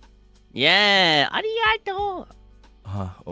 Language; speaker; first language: Japanese; non-native, fluent; English